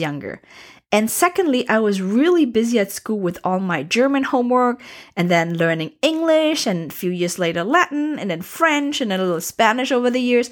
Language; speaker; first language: English; non-native, fluent; Cantonese